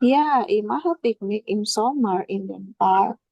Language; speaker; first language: German; non-native, learner; Indonesian